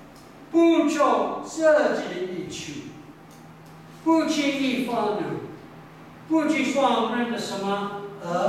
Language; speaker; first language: Chinese; non-native, learner; English